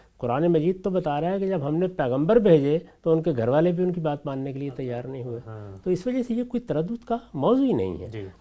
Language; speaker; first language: Urdu; non-native, local second language; Punjabi